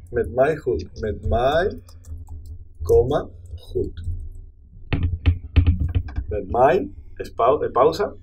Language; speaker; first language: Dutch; non-native, learner; Spanish